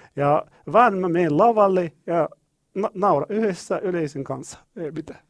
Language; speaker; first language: Finnish; non-native, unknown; Arabic